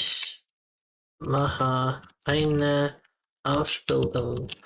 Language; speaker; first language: German; non-native, learner; English